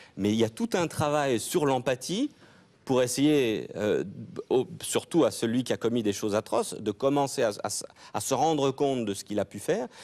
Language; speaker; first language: French; native; French